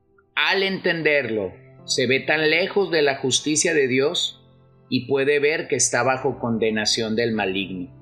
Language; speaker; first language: Spanish; native; Spanish